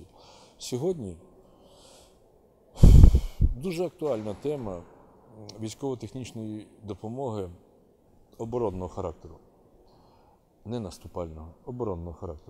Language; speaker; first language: Ukrainian; native; Ukrainian